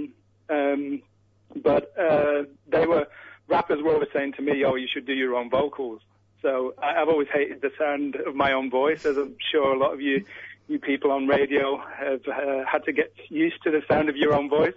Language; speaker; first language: English; native; English